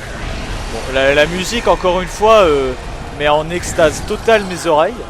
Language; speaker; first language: French; native; French